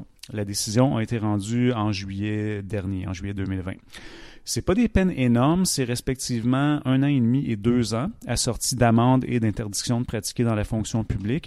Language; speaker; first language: French; native; French